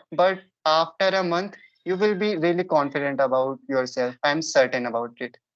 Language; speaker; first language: English; non-native, local second language; Hindi